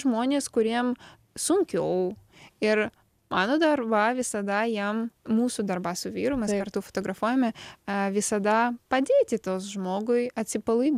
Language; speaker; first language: Lithuanian; non-native, learner; Ukrainian